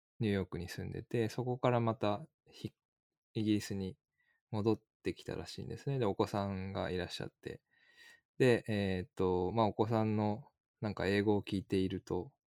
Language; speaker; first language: Japanese; native; Japanese